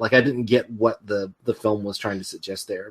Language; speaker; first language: English; native; English